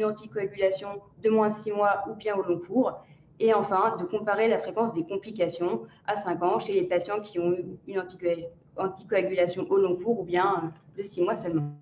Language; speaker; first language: French; native; French